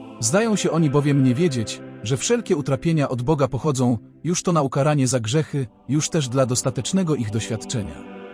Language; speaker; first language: Polish; native; Polish